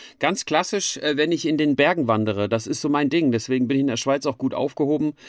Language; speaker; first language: German; native; German